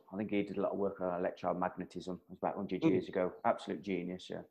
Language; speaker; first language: English; native; English